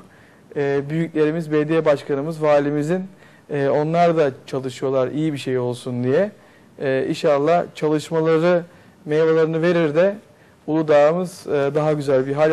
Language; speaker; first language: Turkish; native; Turkish